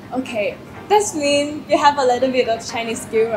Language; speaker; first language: English; non-native, learner; Thai